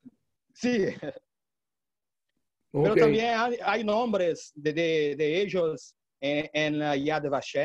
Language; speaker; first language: Spanish; non-native, learner; Portuguese